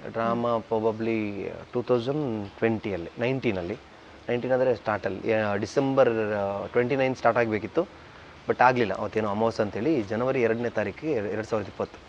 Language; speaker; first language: Kannada; non-native, local second language; Tulu